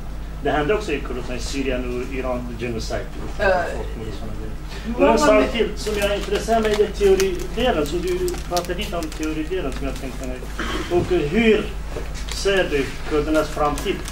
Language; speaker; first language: Swedish; non-native, fluent; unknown